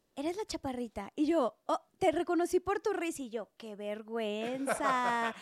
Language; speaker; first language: Spanish; native; Spanish